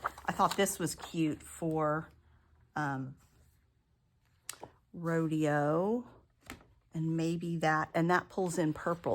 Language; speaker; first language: English; native; English